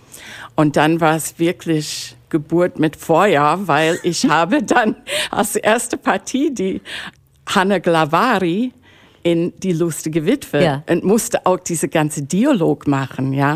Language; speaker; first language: German; non-native, fluent; English